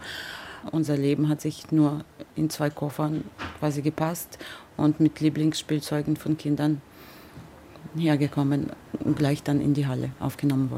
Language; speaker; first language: German; non-native, fluent; Ukrainian